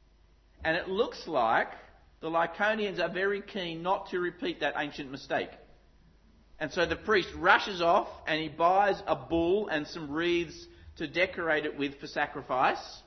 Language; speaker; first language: English; native; English